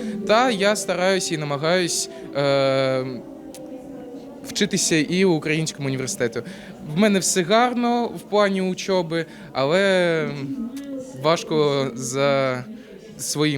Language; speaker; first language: Ukrainian; non-native, local second language; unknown